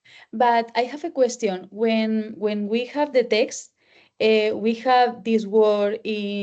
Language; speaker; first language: English; non-native, learner; Spanish